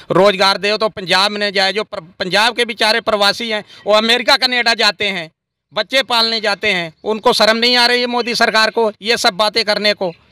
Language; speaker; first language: Hindi; native; Hindi